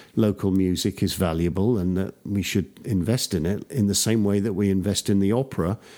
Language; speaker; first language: English; native; English